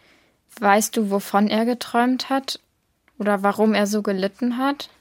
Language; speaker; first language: German; native; German